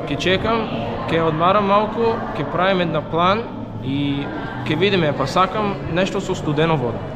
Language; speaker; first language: Macedonian; early bilingual, heritage; English